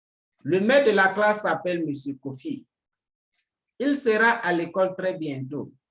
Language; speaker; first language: French; non-native, fluent; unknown